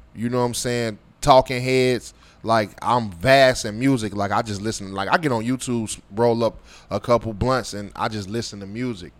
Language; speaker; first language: English; native; English